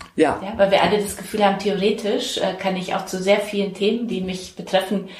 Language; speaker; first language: German; native; German